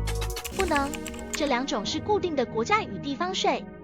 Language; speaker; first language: Chinese; native; Chinese